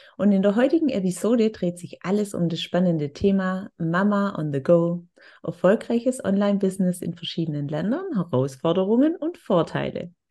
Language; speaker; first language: German; native; German